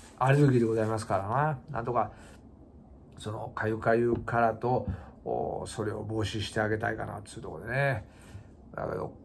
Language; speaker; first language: Japanese; native; Japanese